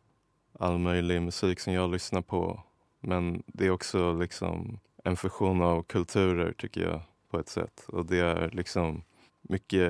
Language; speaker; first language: Swedish; native; Swedish